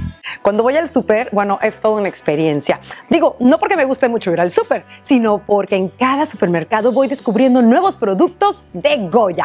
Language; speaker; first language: Spanish; native; Spanish